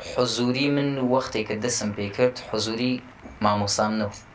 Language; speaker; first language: Central Kurdish; native; Central Kurdish